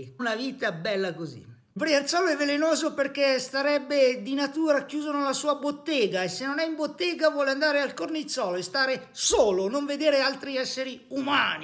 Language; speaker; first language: Italian; native; Italian